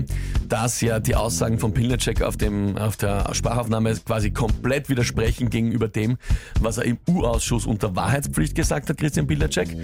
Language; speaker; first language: German; native; German